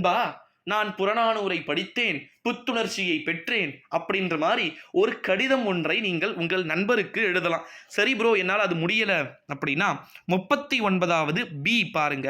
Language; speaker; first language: Tamil; native; Tamil